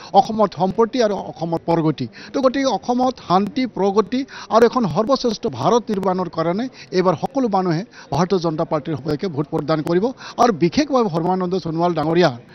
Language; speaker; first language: Assamese; native; Assamese